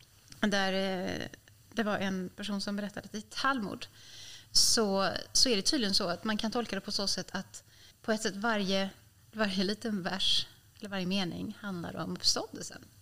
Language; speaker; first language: Swedish; native; Swedish